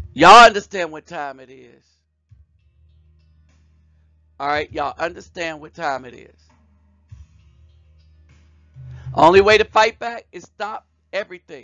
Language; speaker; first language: English; native; English